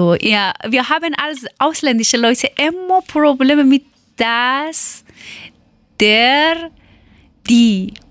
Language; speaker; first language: German; non-native, learner; Persian